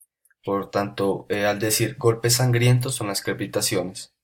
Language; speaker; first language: Spanish; native; Spanish